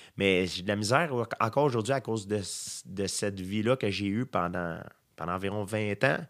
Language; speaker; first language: French; native; French